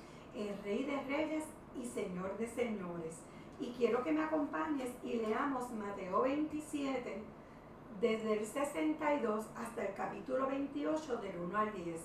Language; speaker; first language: Spanish; native; Spanish